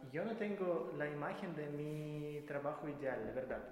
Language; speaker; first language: Spanish; non-native, fluent; Russian